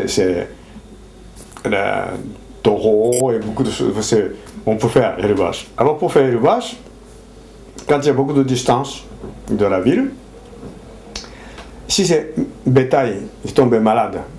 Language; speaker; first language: French; non-native, fluent; Japanese